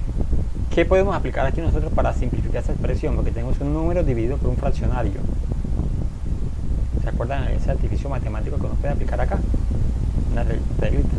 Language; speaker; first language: Spanish; native; Spanish